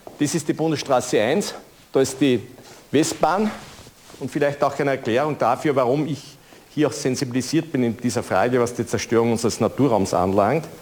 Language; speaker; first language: German; native; German